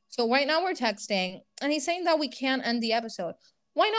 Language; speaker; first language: English; non-native, fluent; Spanish